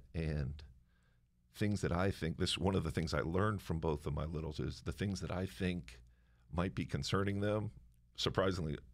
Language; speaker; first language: English; native; English